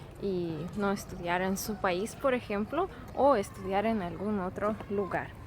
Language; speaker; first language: Spanish; non-native, fluent; Russian